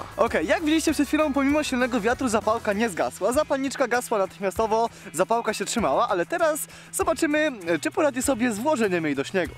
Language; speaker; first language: Polish; native; Polish